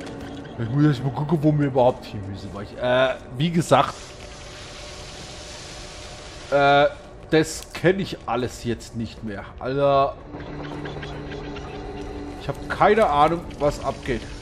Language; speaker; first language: German; native; German